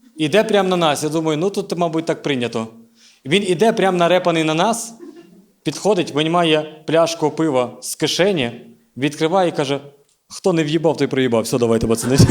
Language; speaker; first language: Ukrainian; native; Ukrainian